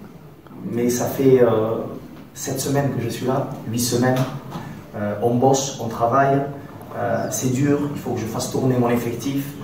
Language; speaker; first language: French; native; French